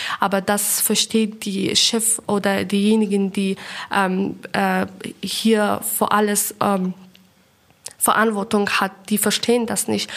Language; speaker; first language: German; non-native, fluent; Persian